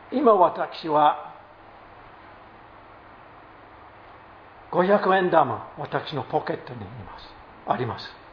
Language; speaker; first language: Japanese; non-native, fluent; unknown